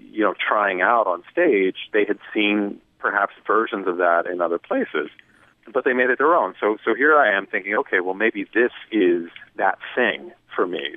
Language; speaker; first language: English; native; English